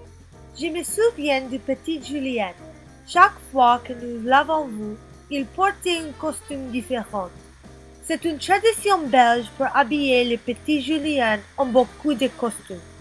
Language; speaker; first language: French; non-native, learner; English